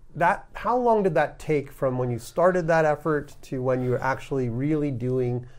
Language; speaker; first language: English; early bilingual, other home language; Ukrainian